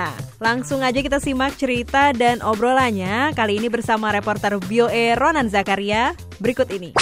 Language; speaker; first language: Indonesian; native; Indonesian